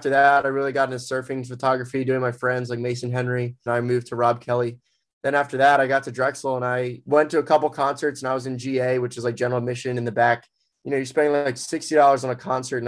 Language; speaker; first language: English; native; English